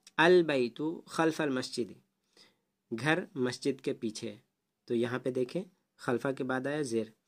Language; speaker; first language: Urdu; native; Urdu